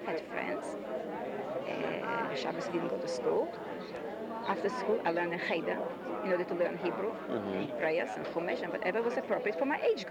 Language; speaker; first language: English; non-native, fluent; Yiddish